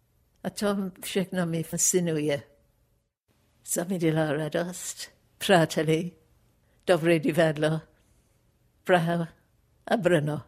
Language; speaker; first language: Czech; non-native, fluent; English